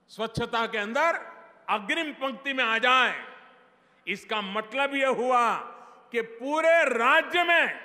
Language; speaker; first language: Hindi; non-native, local second language; Gujarati